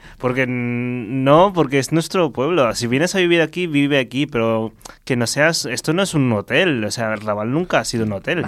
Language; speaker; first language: Spanish; early bilingual, other home language; Filipino